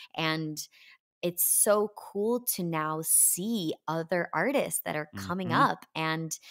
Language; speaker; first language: English; native; English